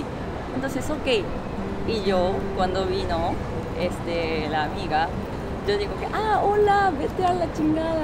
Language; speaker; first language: Spanish; non-native, fluent; Japanese